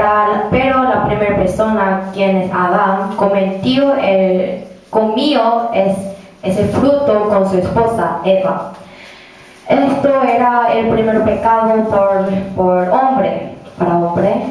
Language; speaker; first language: Spanish; non-native, learner; Korean